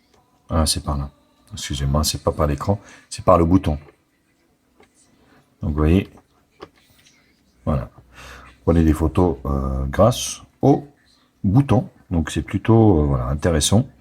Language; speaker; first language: French; native; French